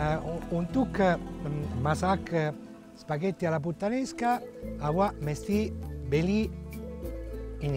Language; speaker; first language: Indonesian; non-native, learner; Italian